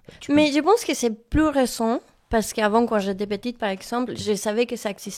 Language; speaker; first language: French; non-native, learner; Spanish